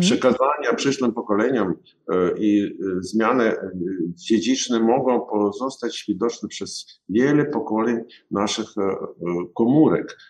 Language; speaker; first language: Polish; non-native, learner; Ukrainian